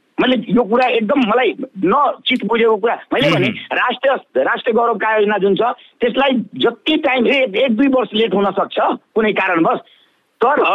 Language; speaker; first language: Nepali; non-native, local second language; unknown